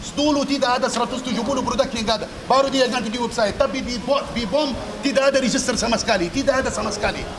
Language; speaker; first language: Indonesian; non-native, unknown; Arabic